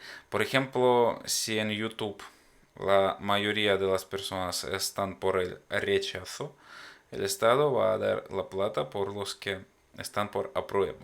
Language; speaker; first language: Spanish; non-native, fluent; Ukrainian